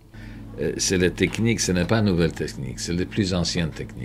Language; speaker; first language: French; non-native, fluent; Polish